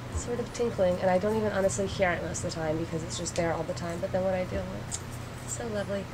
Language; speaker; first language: English; native; English